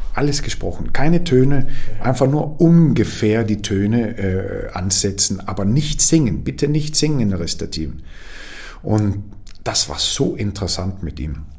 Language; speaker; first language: German; non-native, fluent; Danish